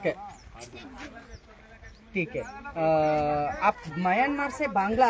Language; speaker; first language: Hindi; non-native, local second language; Kannada